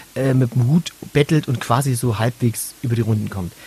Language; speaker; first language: German; native; German